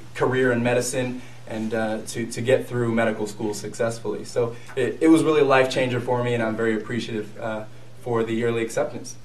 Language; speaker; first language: English; native; English